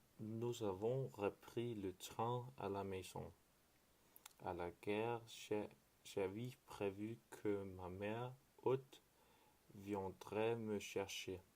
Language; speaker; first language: French; non-native, learner; Danish